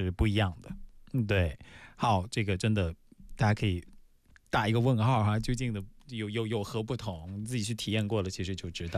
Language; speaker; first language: Chinese; native; Chinese